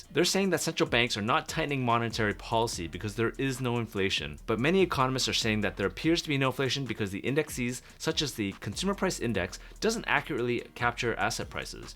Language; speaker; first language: English; native; English